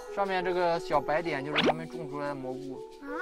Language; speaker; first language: Chinese; native; Chinese